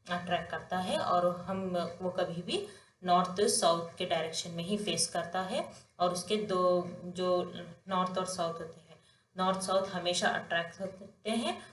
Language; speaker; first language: Hindi; non-native, local second language; Telugu